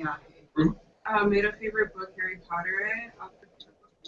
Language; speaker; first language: Hindi; non-native, learner; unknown